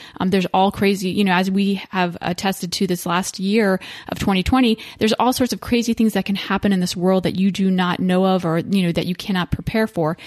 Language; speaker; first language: English; native; English